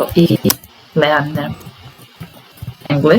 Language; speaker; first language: German; non-native, fluent; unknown